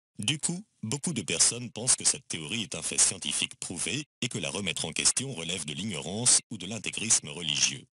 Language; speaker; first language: French; native; French